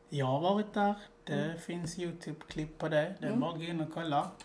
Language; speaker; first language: Swedish; native; Swedish